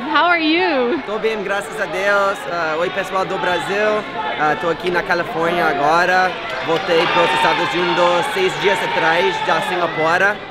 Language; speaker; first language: Portuguese; non-native, fluent; English